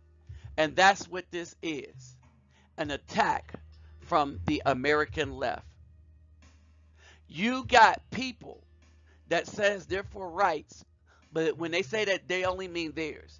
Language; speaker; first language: English; native; English